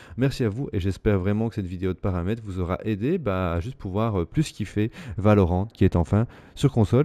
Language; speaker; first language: French; native; French